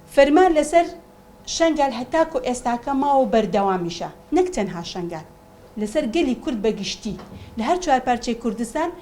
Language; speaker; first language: Central Kurdish; non-native, local second language; Kurdish